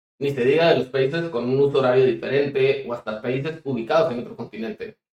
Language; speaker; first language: Spanish; native; Spanish